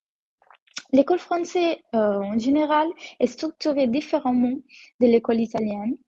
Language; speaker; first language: French; non-native, learner; Italian